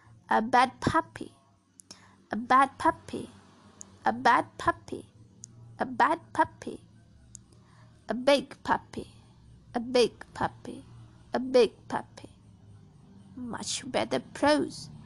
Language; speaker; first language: English; non-native, fluent; Indonesian